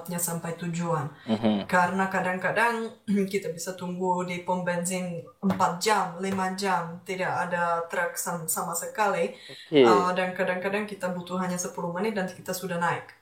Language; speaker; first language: Indonesian; non-native, fluent; Czech